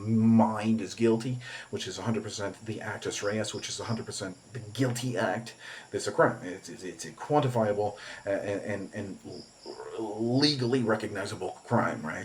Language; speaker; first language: English; native; English